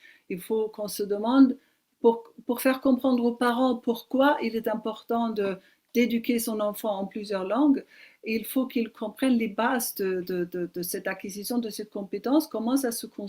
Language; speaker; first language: French; non-native, fluent; German